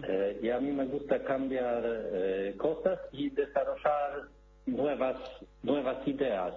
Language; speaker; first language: Spanish; non-native, learner; Polish